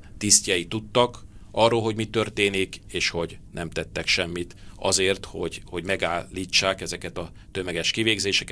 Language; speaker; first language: Hungarian; native; Hungarian